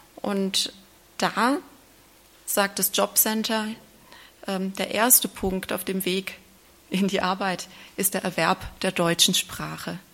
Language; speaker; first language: German; early bilingual, other home language; Turkish